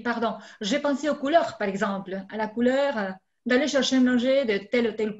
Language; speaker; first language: French; non-native, fluent; Spanish